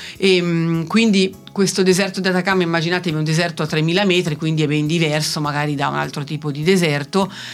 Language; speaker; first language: Italian; native; Italian